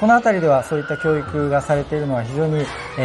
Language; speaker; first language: Japanese; native; Japanese